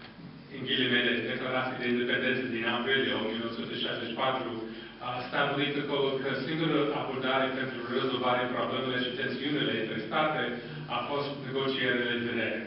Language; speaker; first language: Romanian; non-native, fluent; English